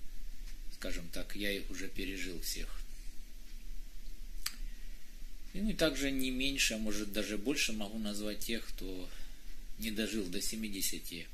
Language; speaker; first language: Russian; native; Russian